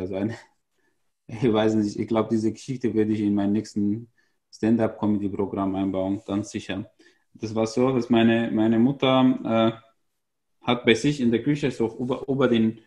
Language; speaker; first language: German; non-native, fluent; Arabic